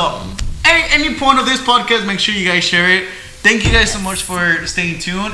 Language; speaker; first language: English; early bilingual, other home language; Spanish